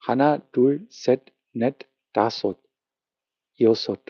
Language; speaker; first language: Korean; non-native, learner; English